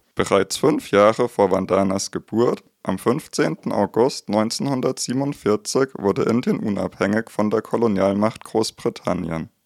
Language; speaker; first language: German; native; German